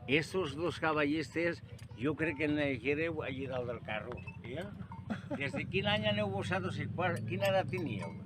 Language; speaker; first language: Catalan; native; Catalan